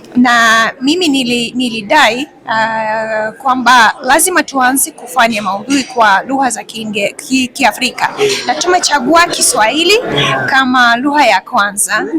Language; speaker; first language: Swahili; non-native, fluent; Russian